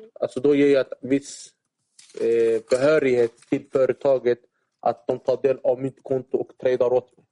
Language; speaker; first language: Swedish; early bilingual, other home language; Arabic